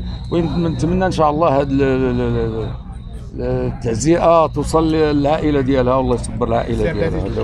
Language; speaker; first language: Arabic; native; Arabic